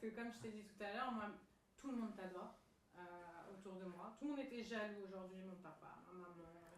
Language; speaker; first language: French; native; French